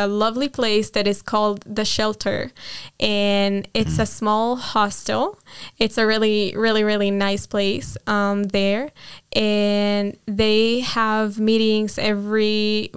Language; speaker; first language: English; non-native, fluent; Hebrew